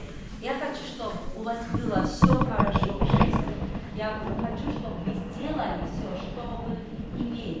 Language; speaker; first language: Russian; non-native, fluent; Georgian